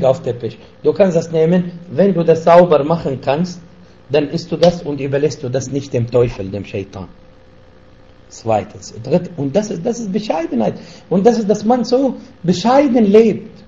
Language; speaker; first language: German; non-native, fluent; Arabic